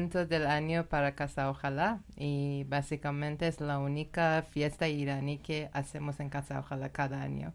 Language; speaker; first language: Spanish; non-native, learner; Persian